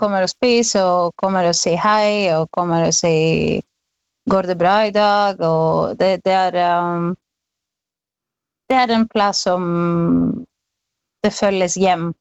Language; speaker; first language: Norwegian; non-native, learner; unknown